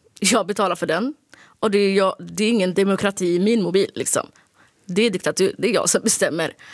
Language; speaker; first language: Swedish; early bilingual, other home language; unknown